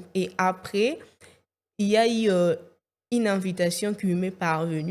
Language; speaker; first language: French; non-native, local second language; Lingala